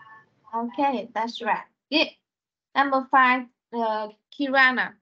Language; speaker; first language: English; non-native, fluent; Vietnamese